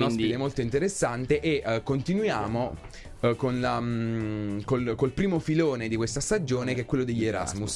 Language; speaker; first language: Italian; native; Italian